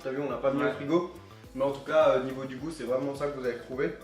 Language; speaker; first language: French; native; French